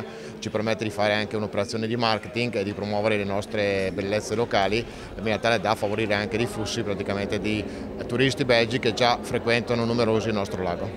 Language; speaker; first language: Italian; native; Italian